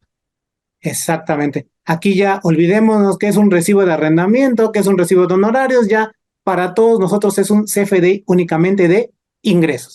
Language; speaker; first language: Spanish; native; Spanish